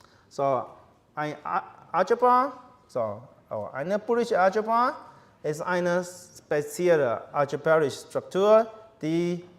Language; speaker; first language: German; non-native, learner; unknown